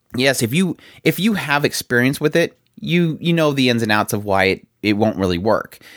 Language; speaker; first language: English; native; English